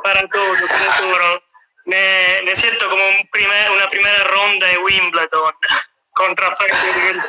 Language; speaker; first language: Spanish; non-native, fluent; Italian